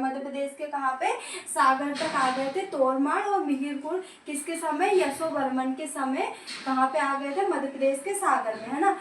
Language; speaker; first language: Hindi; native; Hindi